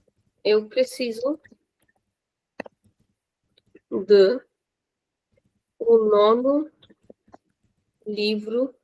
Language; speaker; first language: Portuguese; non-native, fluent; Hindi